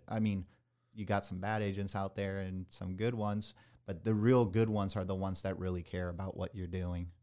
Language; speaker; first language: English; early bilingual, other home language; Spanish